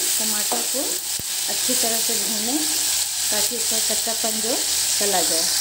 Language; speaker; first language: Hindi; non-native, local second language; Bangla